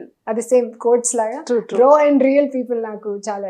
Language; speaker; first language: Telugu; non-native, learner; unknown